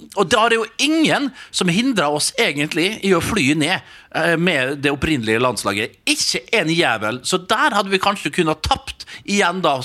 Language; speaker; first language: Norwegian; native; Norwegian